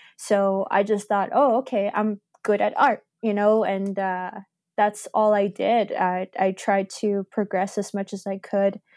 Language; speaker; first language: English; early bilingual, other home language; Spanish